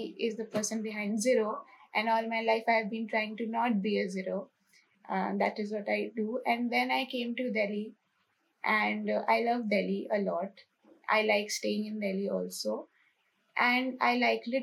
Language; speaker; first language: English; non-native, local second language; Hindi